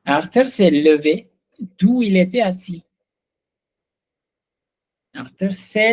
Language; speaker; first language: French; non-native, fluent; Hindi